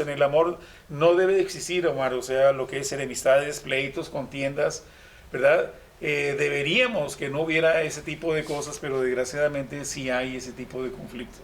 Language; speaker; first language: Spanish; native; Spanish